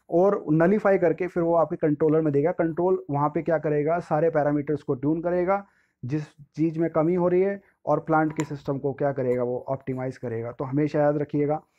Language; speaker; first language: Hindi; native; Hindi